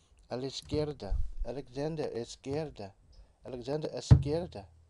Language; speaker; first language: Spanish; non-native, learner; English